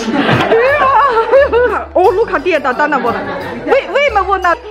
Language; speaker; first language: Finnish; non-native, learner; Chinese